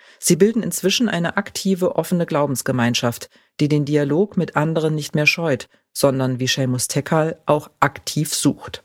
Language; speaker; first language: German; native; German